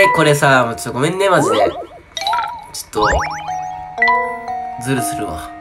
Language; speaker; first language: Japanese; native; Japanese